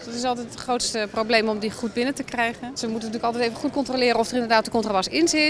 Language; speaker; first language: Dutch; native; Dutch